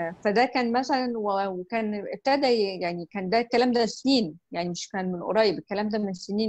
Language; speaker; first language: Arabic; native; Arabic